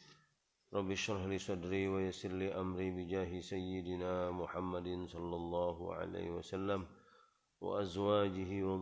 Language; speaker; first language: Indonesian; native; Indonesian